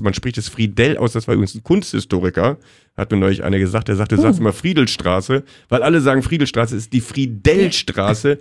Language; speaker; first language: German; native; German